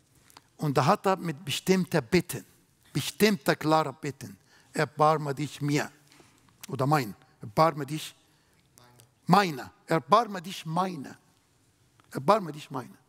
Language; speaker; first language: German; non-native, fluent; Arabic